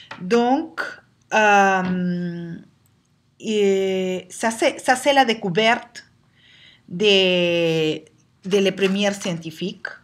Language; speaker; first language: French; non-native, learner; Spanish